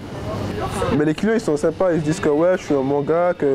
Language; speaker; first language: French; native; French